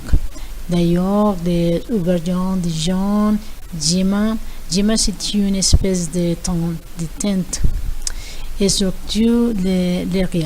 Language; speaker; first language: French; non-native, learner; Spanish